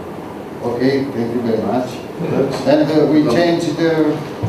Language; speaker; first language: English; non-native, learner; Romanian